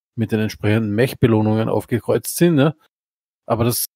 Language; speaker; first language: German; native; German